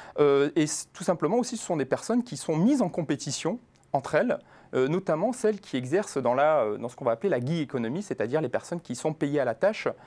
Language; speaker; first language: French; native; French